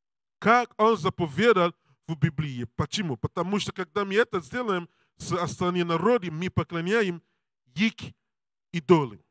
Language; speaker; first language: Russian; non-native, learner; English